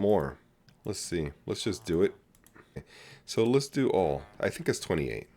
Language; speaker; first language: English; native; English